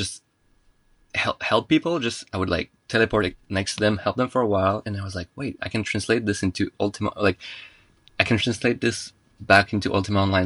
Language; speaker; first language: English; non-native, fluent; French